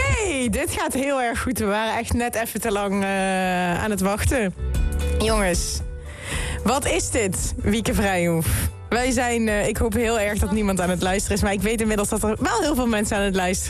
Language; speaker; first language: Dutch; native; Dutch